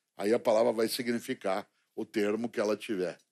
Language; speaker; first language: Portuguese; native; Portuguese